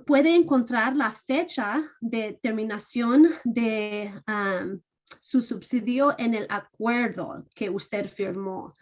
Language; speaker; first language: Spanish; non-native, fluent; English